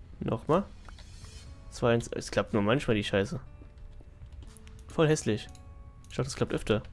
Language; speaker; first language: German; native; German